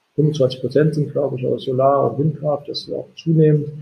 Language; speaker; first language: German; native; German